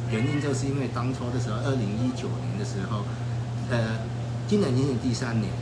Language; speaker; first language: Chinese; non-native, fluent; Cantonese